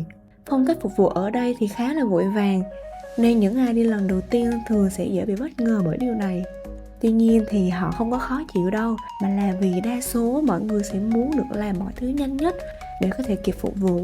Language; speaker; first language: Vietnamese; native; Vietnamese